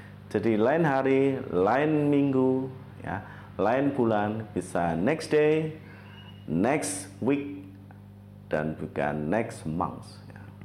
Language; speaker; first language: Indonesian; native; Indonesian